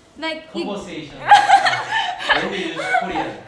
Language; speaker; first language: English; non-native, learner; Korean